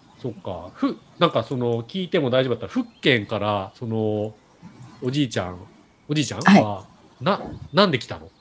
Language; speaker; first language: Japanese; native; Japanese